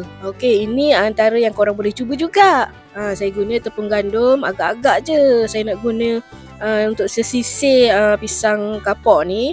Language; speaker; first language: Malay; native; Malay